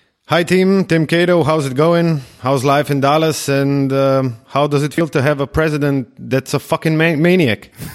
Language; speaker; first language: English; non-native, fluent; Slovenian